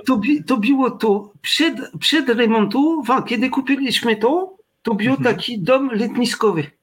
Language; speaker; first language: Polish; non-native, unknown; French